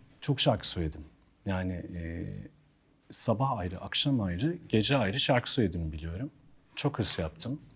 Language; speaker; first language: Turkish; native; Turkish